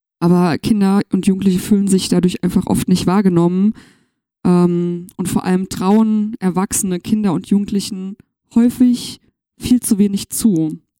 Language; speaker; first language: German; native; German